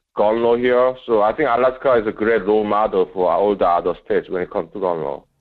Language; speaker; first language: English; non-native, fluent; Korean